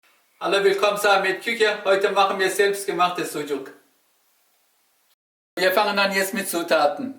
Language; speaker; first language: German; non-native, learner; Turkish